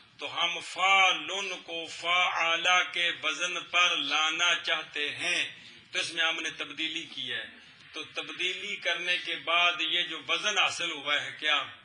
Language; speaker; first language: Urdu; non-native, local second language; Punjabi